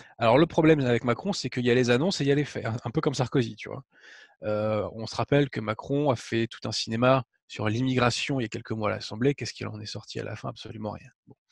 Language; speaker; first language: French; native; French